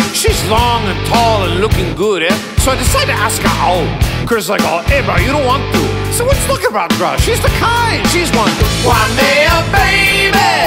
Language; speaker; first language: English; native; English